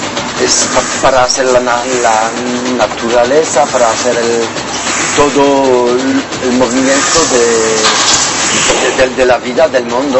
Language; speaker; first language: Spanish; non-native, learner; French